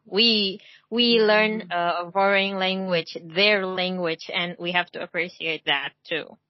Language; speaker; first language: English; non-native, learner; Indonesian